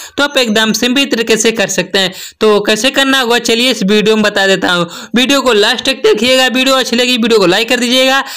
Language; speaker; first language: Hindi; native; Hindi